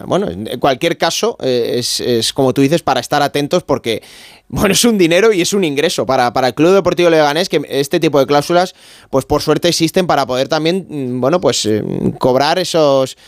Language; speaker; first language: Spanish; native; Spanish